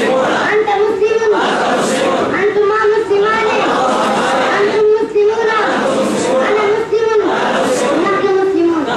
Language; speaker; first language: Arabic; non-native, learner; Urdu